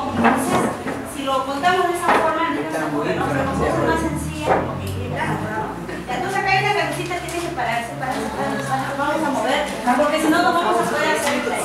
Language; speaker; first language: Spanish; native; Spanish